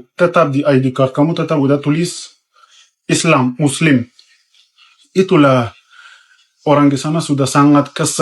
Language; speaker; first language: Indonesian; non-native, fluent; Persian